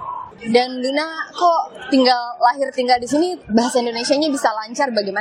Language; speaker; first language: Indonesian; native; Indonesian